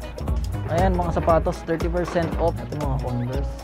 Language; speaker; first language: Filipino; native; Filipino